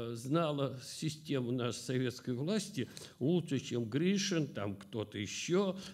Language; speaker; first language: Russian; native; Russian